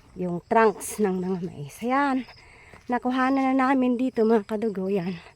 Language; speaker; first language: Filipino; non-native, local second language; Iloko